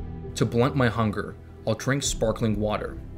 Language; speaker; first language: English; native; English